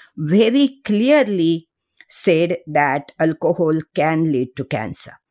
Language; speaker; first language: English; non-native, local second language; Marathi